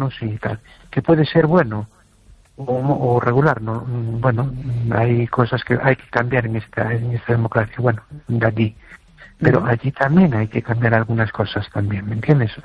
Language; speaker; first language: Spanish; native; Spanish